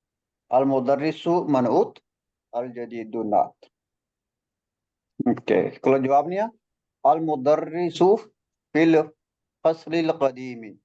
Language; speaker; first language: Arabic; non-native, fluent; Indonesian